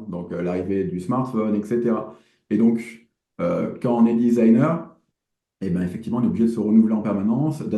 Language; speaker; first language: French; native; French